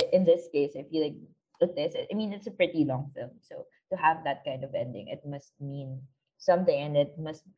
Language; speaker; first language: English; non-native, local second language; Filipino